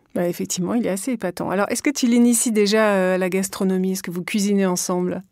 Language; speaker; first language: French; native; French